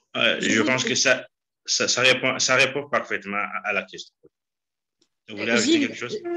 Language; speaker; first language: French; non-native, local second language; Rundi